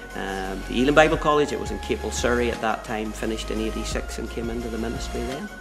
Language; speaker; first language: English; native; English